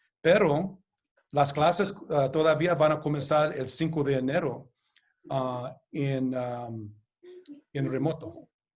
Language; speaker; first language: Spanish; early bilingual, heritage; Spanish